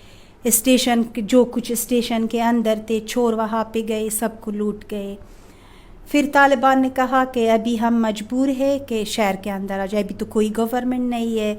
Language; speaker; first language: Hindi; non-native, fluent; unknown